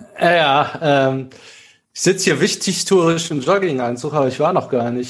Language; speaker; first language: German; native; German